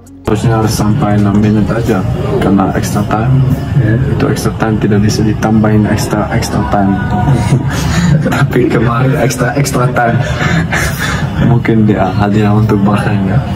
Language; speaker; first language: Indonesian; non-native, fluent; Korean